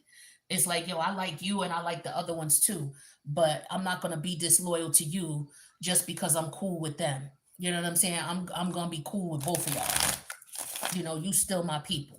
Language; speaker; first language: English; native; English